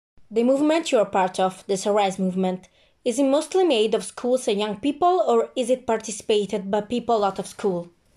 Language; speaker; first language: English; non-native, fluent; Italian